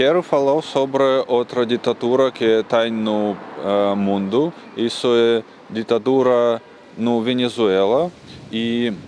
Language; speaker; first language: Portuguese; non-native, learner; Russian